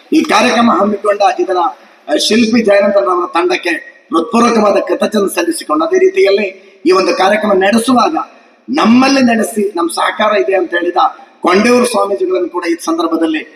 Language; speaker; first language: Kannada; non-native, local second language; Tulu